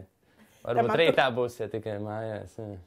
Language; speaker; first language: Latvian; native; Latvian